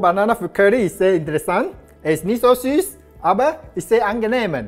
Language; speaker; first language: German; non-native, learner; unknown